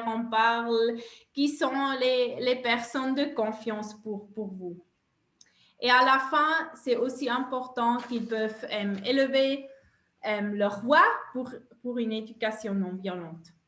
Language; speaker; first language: French; non-native, local second language; German